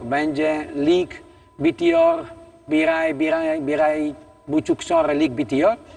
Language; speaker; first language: Turkish; non-native, learner; Italian